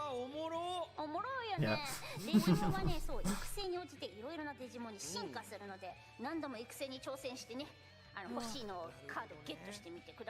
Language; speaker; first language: Japanese; native; Japanese